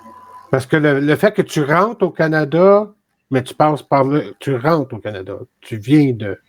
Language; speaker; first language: French; native; French